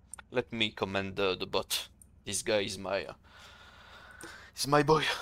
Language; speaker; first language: English; non-native, learner; French